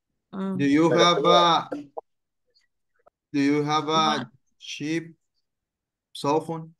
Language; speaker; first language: English; non-native, learner; Spanish